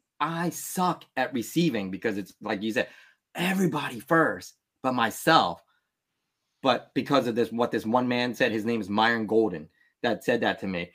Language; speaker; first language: English; early bilingual, other home language; Vietnamese